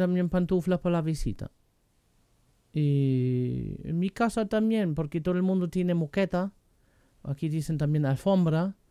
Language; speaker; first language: Spanish; non-native, fluent; German